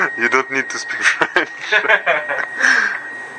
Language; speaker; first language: English; non-native, learner; French